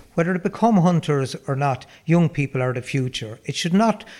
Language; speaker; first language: English; native; English